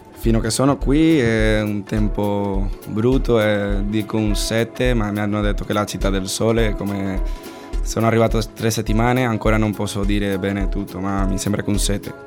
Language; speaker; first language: Italian; non-native, learner; Spanish